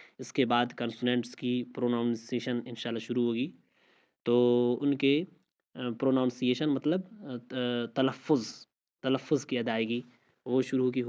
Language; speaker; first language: Urdu; non-native, local second language; Baluchi